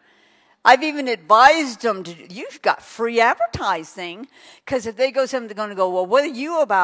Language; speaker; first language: English; native; English